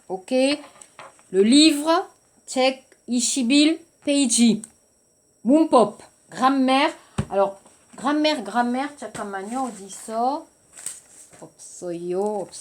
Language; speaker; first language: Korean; non-native, learner; French